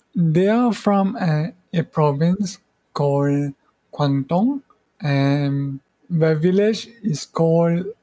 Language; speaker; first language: English; non-native, fluent; Morisyen